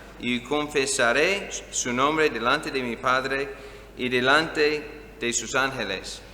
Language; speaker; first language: Spanish; non-native, fluent; English